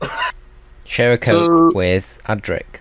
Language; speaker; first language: English; native; English